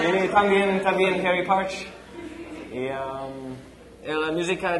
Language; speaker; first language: Spanish; non-native, learner; English